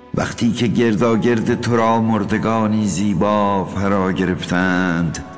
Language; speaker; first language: Persian; native; Persian